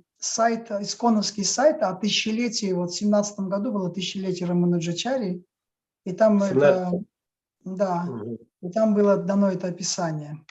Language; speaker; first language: Russian; native; Russian